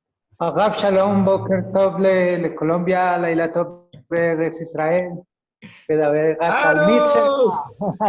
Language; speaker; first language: Hebrew; non-native, learner; Spanish